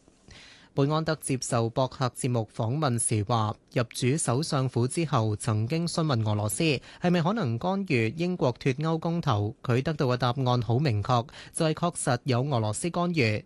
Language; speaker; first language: Chinese; non-native, local second language; Cantonese